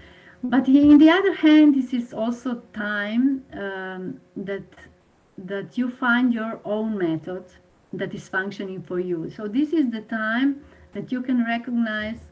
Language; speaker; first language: English; non-native, fluent; Slovenian